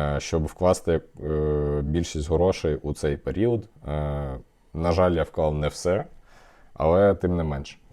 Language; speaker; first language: Ukrainian; non-native, local second language; Russian